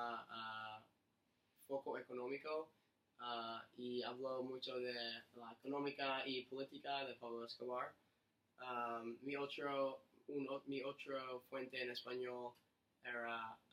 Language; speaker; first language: Spanish; non-native, learner; English